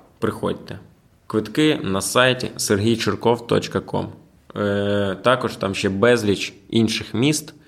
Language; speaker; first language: Ukrainian; non-native, local second language; Russian